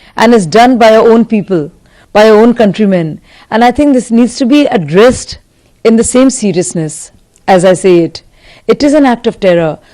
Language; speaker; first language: English; non-native, local second language; Hindi